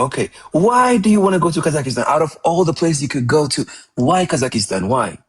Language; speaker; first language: English; non-native, fluent; Amharic